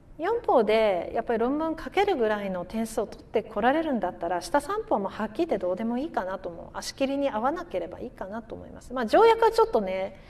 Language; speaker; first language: Japanese; native; Japanese